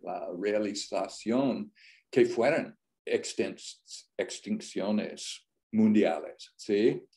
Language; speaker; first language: Spanish; non-native, learner; English